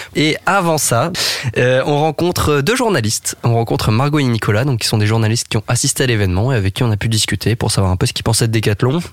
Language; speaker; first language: French; native; French